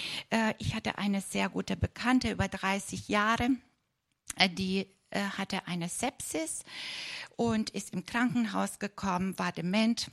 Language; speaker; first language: German; non-native, fluent; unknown